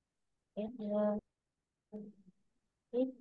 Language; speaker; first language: English; non-native, learner; Vietnamese